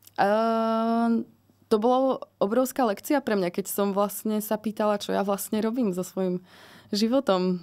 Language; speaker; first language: Slovak; native; Slovak